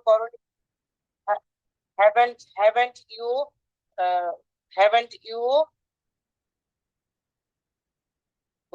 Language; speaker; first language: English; non-native, learner; Bangla